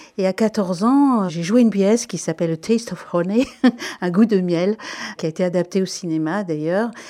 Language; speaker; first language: French; native; French